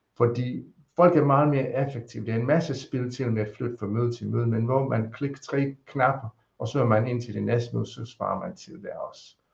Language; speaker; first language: Danish; non-native, fluent; English